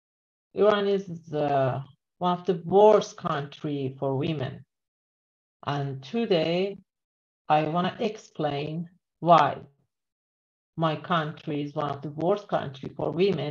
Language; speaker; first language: English; non-native, learner; Persian